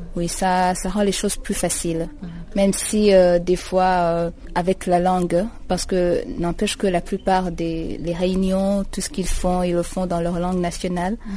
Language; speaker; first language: French; non-native, local second language; Rundi